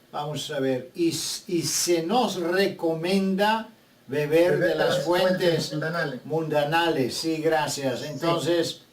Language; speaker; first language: Spanish; non-native, fluent; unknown